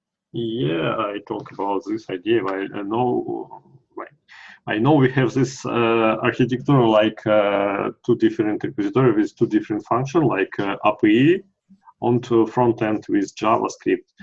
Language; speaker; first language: English; non-native, learner; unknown